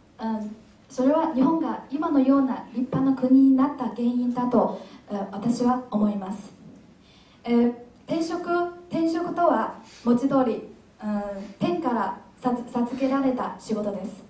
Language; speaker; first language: Japanese; non-native, fluent; Chinese